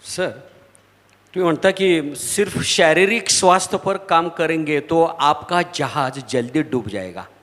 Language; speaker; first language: Hindi; non-native, local second language; Marathi